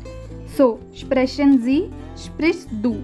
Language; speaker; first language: German; non-native, fluent; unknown